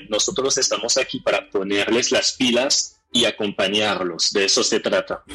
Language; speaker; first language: Spanish; non-native, fluent; French